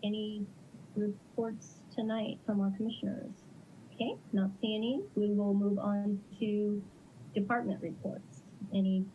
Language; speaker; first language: English; native; English